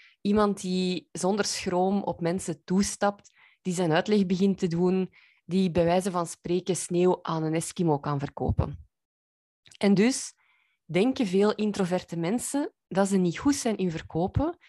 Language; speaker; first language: Dutch; native; Dutch